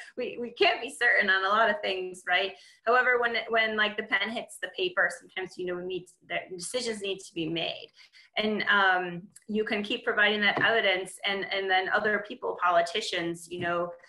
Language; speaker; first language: English; native; English